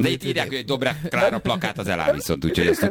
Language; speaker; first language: Hungarian; native; Hungarian